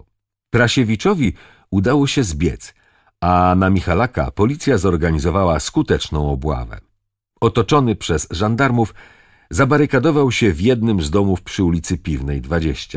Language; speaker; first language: Polish; native; Polish